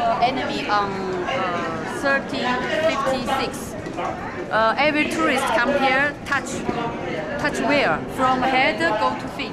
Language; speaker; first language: English; non-native, learner; French